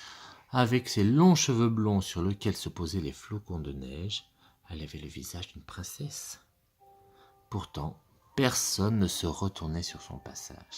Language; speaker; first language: French; native; French